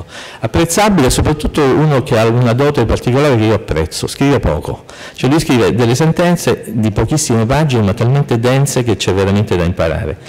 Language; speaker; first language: Italian; native; Italian